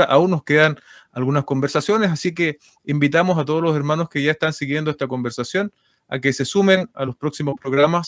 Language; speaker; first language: Spanish; native; Spanish